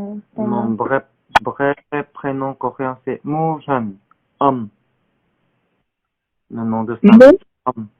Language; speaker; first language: French; non-native, learner; Korean